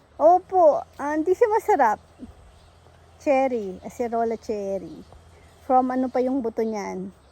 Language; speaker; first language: Filipino; native; Filipino